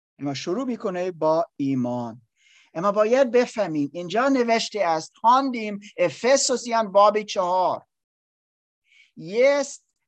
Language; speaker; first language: Persian; non-native, learner; English